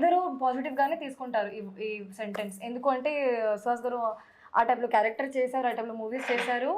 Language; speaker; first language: Telugu; non-native, local second language; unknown